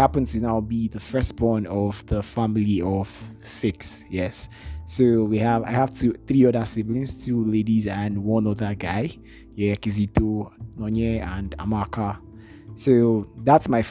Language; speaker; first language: English; non-native, local second language; Igbo